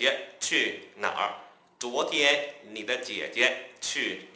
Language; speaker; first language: Chinese; non-native, fluent; Vietnamese